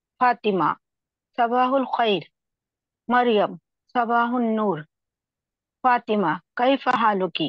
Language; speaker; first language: Arabic; non-native, learner; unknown